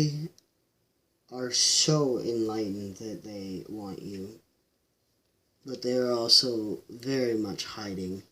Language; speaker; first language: English; native; English